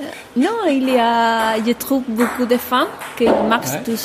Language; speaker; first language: French; non-native, learner; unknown